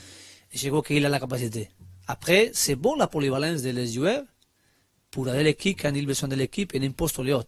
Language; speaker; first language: French; non-native, learner; Spanish